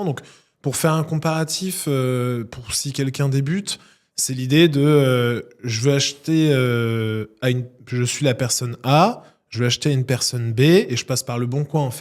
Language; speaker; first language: French; native; French